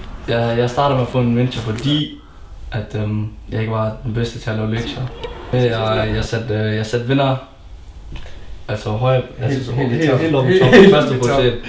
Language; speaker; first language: Danish; early bilingual, other home language; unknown